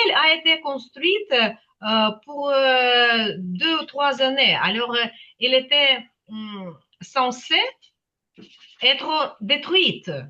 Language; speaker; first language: French; non-native, fluent; Ukrainian